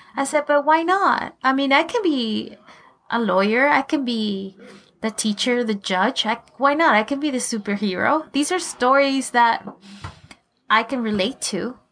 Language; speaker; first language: English; non-native, fluent; Spanish